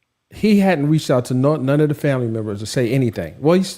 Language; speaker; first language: English; native; English